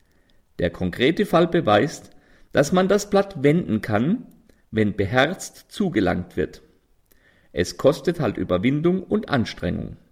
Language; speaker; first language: German; native; German